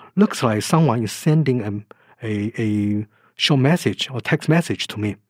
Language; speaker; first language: English; non-native, fluent; Chinese